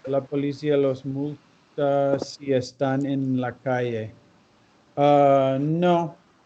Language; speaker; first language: Spanish; non-native, learner; English